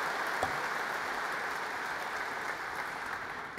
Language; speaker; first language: English; native; English